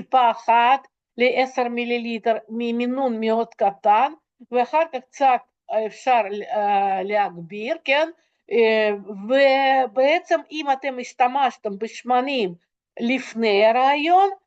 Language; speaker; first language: Hebrew; non-native, fluent; Russian